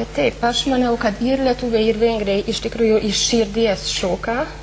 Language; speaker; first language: Lithuanian; non-native, fluent; Hungarian